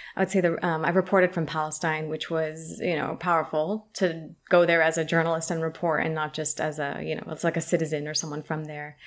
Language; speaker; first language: English; early bilingual, other home language; Arabic